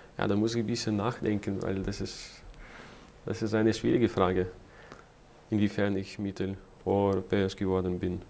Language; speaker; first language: German; non-native, fluent; Ukrainian